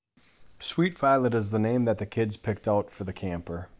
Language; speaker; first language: English; native; English